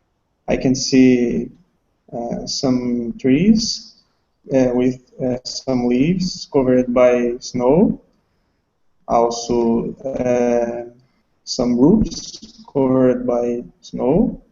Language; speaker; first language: English; non-native, learner; Portuguese